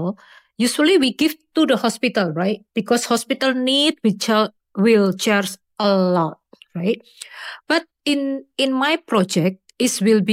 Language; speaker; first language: English; non-native, learner; Indonesian